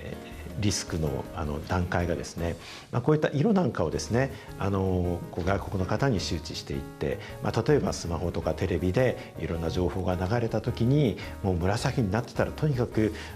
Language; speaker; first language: Japanese; native; Japanese